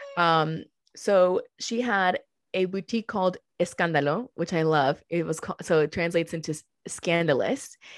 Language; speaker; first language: English; early bilingual, other home language; Spanish